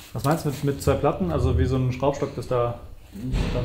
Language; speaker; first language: German; native; German